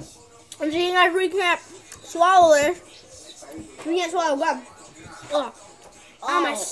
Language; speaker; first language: English; native; English